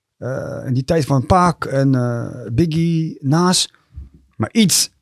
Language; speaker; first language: Dutch; early bilingual, other home language; Tigrinya